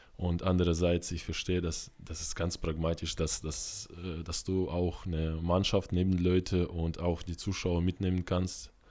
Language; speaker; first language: German; non-native, fluent; Russian